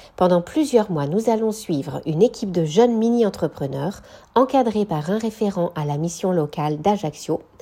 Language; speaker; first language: French; native; French